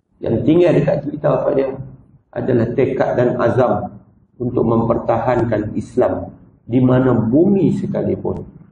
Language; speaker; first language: Malay; native; Malay